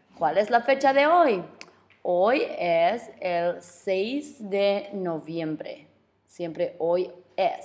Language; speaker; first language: Spanish; non-native, fluent; English